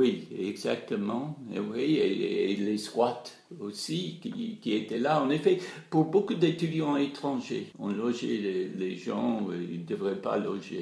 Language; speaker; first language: French; non-native, fluent; English